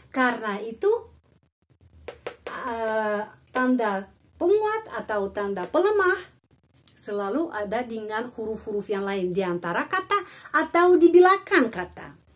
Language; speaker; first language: Indonesian; non-native, fluent; Russian